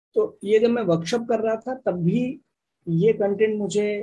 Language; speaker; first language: Hindi; native; Hindi